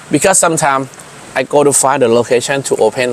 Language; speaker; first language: English; non-native, learner; Thai